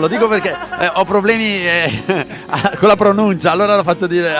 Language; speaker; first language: Italian; native; Italian